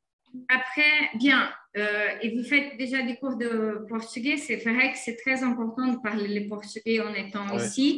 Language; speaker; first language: French; non-native, fluent; Portuguese